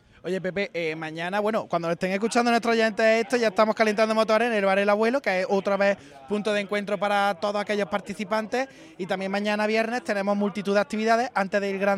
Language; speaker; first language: Spanish; native; Spanish